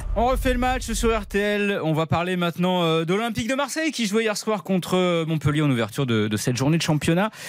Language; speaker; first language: French; native; French